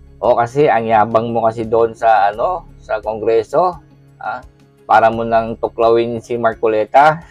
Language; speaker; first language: Filipino; non-native, local second language; Cebuano